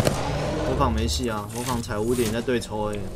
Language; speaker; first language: Chinese; native; Chinese